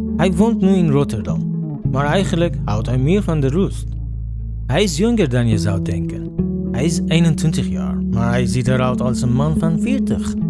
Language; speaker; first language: Dutch; non-native, fluent; Persian